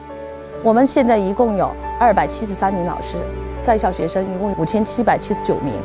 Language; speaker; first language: Chinese; native; Chinese